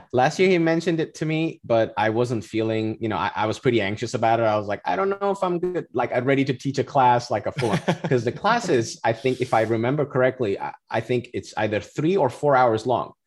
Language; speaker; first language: English; non-native, fluent; Turkish